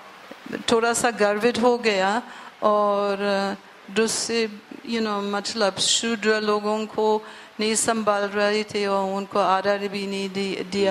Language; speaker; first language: Hindi; non-native, learner; English